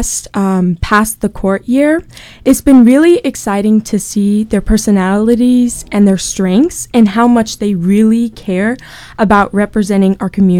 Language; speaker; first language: English; native; English